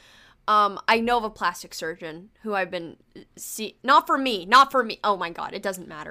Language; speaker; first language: English; early bilingual, other home language; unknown